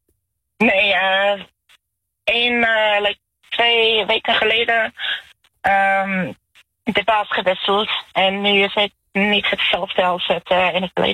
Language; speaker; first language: Dutch; non-native, fluent; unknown